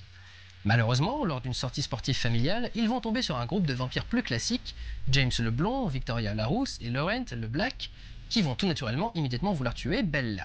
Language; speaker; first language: French; native; French